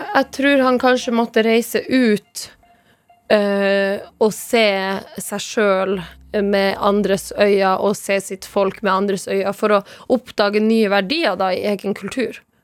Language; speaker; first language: Norwegian; non-native, local second language; Northern Sami